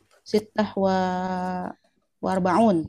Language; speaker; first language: Arabic; non-native, learner; Indonesian